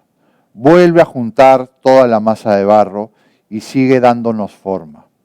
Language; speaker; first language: Spanish; native; Spanish